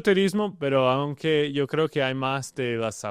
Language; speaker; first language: Spanish; non-native, learner; English